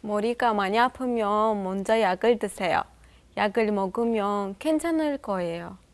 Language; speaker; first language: Korean; non-native, learner; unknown